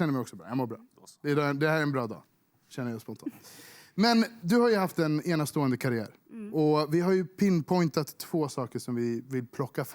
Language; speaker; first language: Swedish; native; Swedish